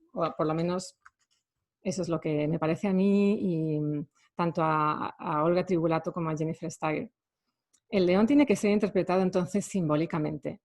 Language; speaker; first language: Spanish; native; Spanish